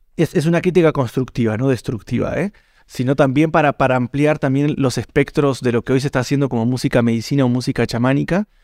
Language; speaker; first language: Spanish; native; Spanish